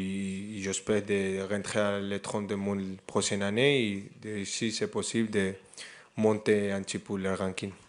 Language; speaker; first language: French; non-native, fluent; Spanish